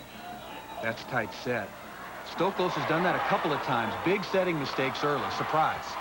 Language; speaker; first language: English; native; English